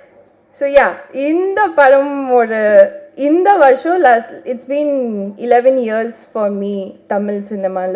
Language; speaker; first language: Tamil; non-native, local second language; Bangla